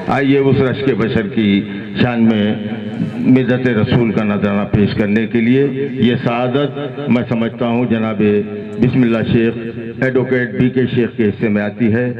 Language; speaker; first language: Urdu; native; Urdu